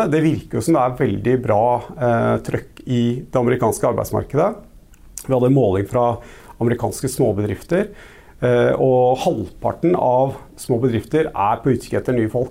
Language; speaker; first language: Norwegian; native; Norwegian